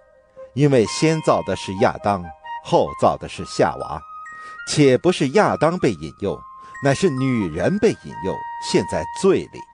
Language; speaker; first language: Chinese; native; Chinese